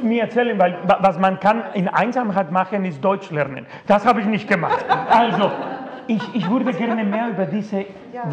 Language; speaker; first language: German; non-native, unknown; Spanish